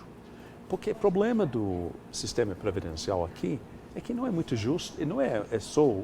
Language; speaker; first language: Portuguese; non-native, fluent; English